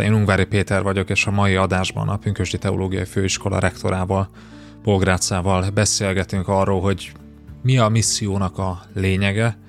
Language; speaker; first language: Hungarian; native; Hungarian